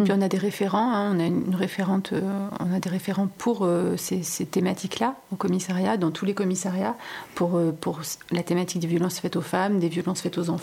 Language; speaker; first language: French; native; French